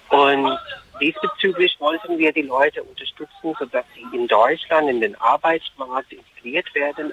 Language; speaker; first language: German; non-native, fluent; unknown